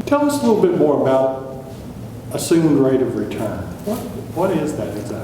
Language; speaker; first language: English; native; English